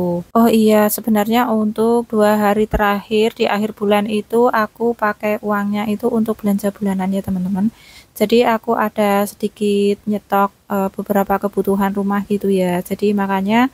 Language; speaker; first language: Indonesian; native; Indonesian